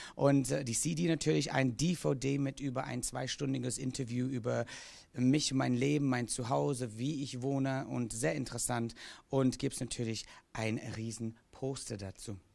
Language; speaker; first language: German; non-native, fluent; English